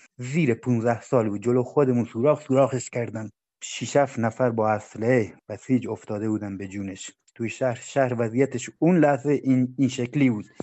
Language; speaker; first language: Persian; non-native, local second language; Baluchi